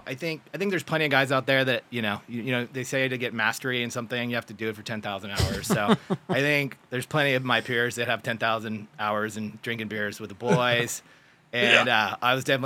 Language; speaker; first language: English; native; English